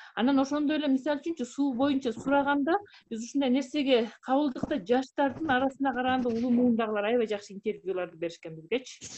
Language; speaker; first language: Kyrgyz; native; Kyrgyz